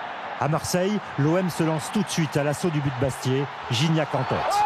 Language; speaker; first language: French; native; French